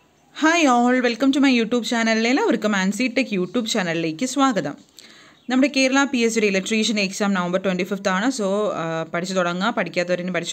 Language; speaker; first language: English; non-native, local second language; Malayalam